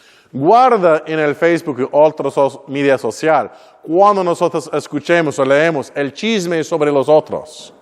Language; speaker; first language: Spanish; non-native, learner; English